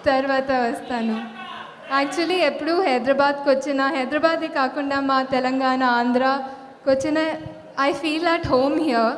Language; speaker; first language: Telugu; non-native, local second language; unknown